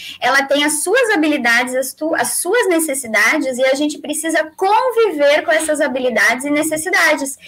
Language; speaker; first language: Portuguese; native; Portuguese